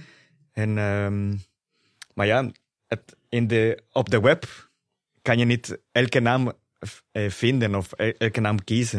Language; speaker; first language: Dutch; non-native, fluent; Spanish